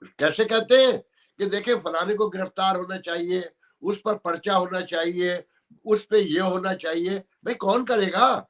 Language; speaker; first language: Urdu; native; Urdu